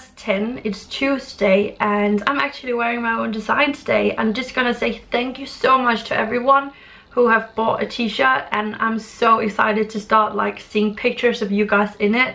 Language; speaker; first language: English; non-native, fluent; Danish